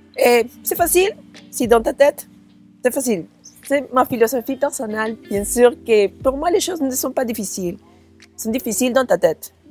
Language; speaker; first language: French; non-native, learner; Spanish